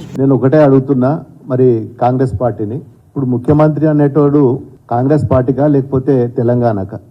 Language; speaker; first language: Telugu; native; Telugu